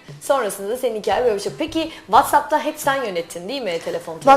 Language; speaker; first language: Turkish; native; Turkish